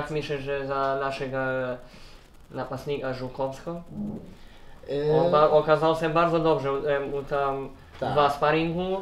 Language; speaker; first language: Polish; non-native, learner; Serbian